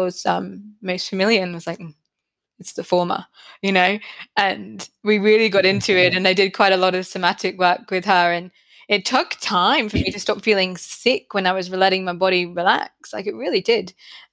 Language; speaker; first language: English; native; English